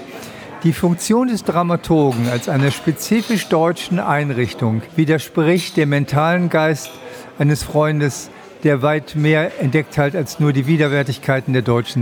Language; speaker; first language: German; native; German